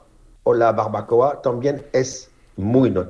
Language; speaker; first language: Spanish; non-native, learner; French